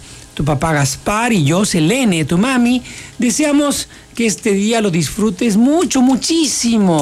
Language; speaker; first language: Spanish; native; Spanish